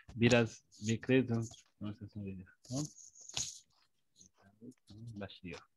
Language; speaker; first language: Turkish; non-native, learner; French